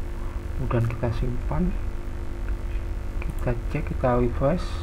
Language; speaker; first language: Indonesian; native; Indonesian